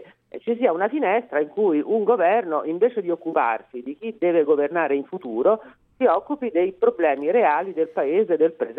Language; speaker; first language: Italian; native; Italian